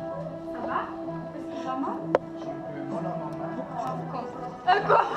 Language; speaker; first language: French; non-native, learner; Dutch